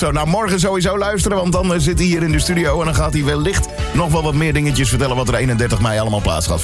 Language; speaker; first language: Dutch; native; Dutch